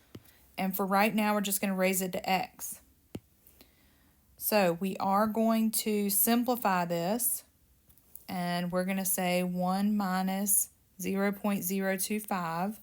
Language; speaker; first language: English; native; English